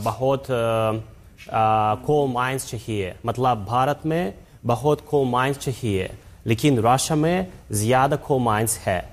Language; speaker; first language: Hindi; non-native, learner; Russian